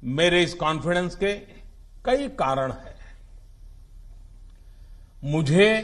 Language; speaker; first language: Hindi; non-native, local second language; Gujarati